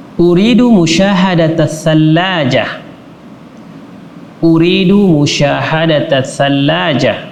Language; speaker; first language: Arabic; non-native, fluent; Indonesian